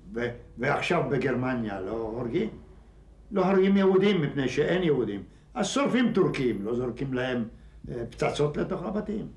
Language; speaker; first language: Hebrew; non-native, fluent; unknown